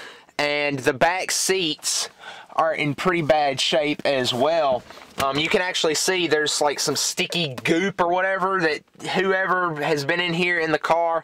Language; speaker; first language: English; native; English